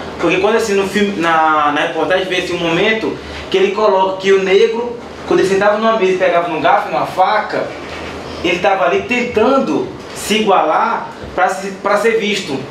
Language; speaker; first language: Portuguese; native; Portuguese